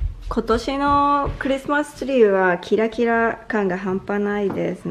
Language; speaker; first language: Japanese; native; Japanese